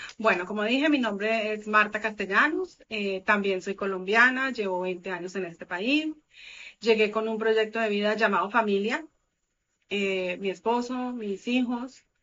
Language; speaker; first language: Spanish; native; Spanish